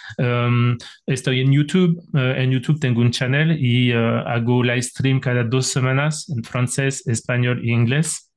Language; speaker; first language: Spanish; non-native, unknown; French